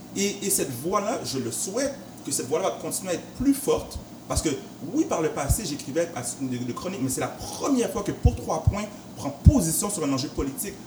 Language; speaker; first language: French; native; French